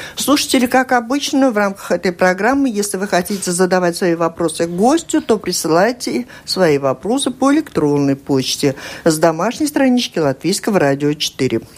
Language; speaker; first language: Russian; native; Russian